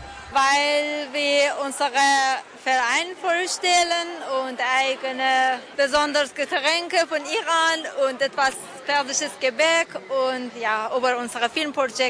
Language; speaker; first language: German; non-native, learner; Persian